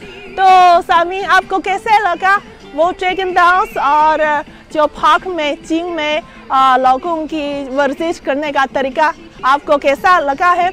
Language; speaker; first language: Hindi; non-native, fluent; Chinese